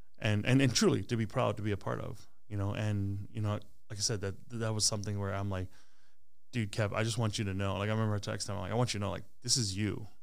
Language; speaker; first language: English; early bilingual, other home language; Hmong